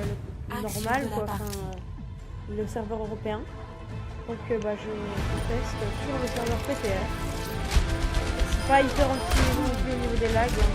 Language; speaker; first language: French; native; French